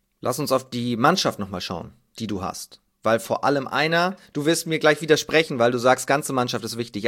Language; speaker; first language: German; native; German